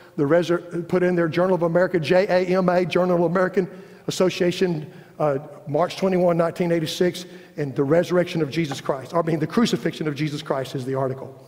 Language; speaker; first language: English; native; English